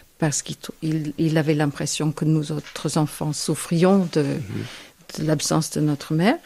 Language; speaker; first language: French; non-native, fluent; English